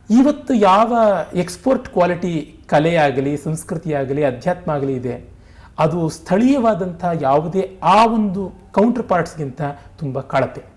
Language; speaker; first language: Kannada; non-native, local second language; Tamil